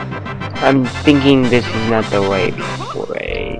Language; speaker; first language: English; native; English